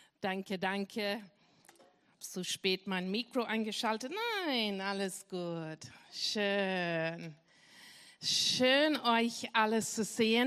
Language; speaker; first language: German; non-native, fluent; English